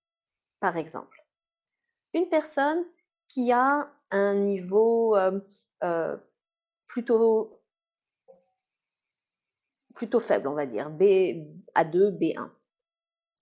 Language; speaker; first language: French; native; French